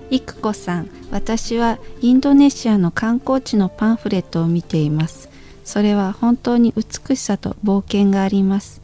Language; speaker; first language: Japanese; non-native, fluent; Indonesian